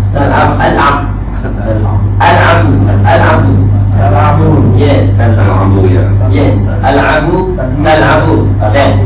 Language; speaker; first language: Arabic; non-native, fluent; Malay